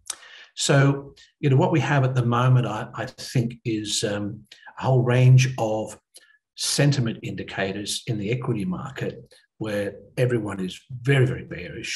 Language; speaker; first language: English; native; English